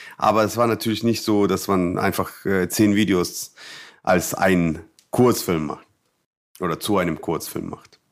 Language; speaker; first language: German; non-native, fluent; Russian